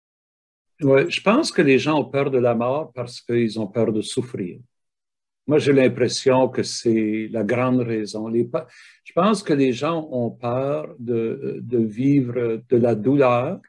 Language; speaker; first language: French; native; French